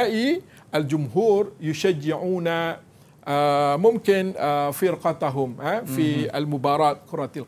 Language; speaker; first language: Arabic; non-native, fluent; Malay